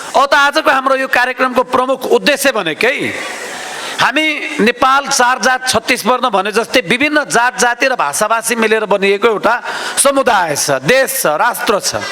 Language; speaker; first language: Nepali; non-native, local second language; Newari